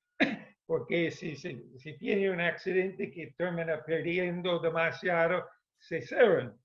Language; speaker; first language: Spanish; non-native, fluent; English